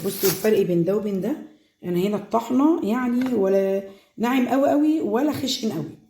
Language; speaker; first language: Arabic; native; Arabic